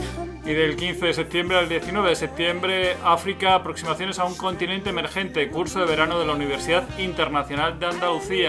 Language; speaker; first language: Spanish; native; Spanish